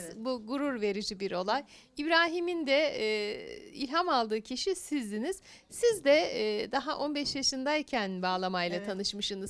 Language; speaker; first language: Turkish; native; Turkish